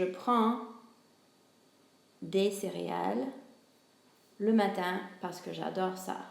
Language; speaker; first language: French; non-native, fluent; English